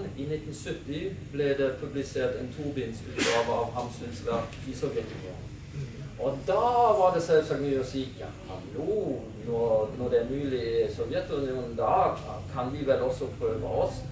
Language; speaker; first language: Norwegian; non-native, fluent; German